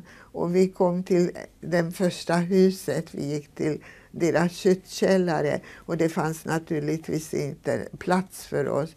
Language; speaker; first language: Swedish; non-native, fluent; Hungarian